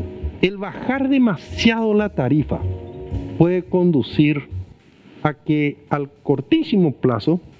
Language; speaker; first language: Spanish; native; Spanish